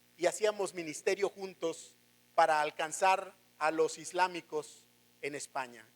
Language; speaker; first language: Spanish; native; Spanish